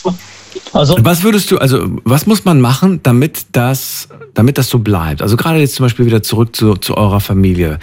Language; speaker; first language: German; native; German